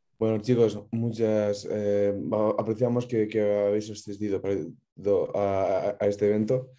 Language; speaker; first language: Spanish; non-native, fluent; Ukrainian